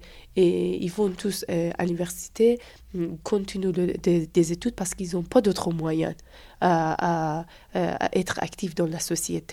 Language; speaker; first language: French; non-native, fluent; Persian